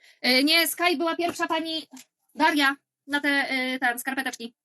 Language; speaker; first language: Polish; native; Polish